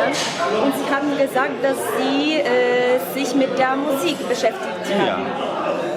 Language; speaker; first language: German; non-native, learner; Polish